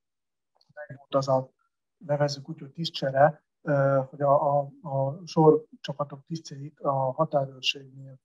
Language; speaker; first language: Hungarian; native; Hungarian